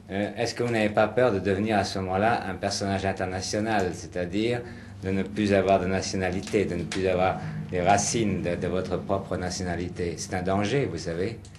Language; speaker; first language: French; native; French